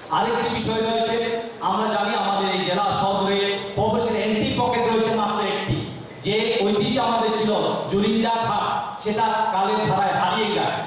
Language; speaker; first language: Bangla; non-native, local second language; Marma